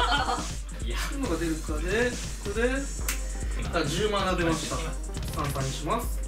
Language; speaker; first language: Japanese; native; Japanese